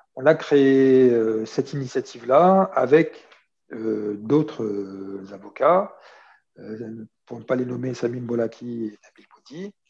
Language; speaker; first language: French; early bilingual, other home language; Arabic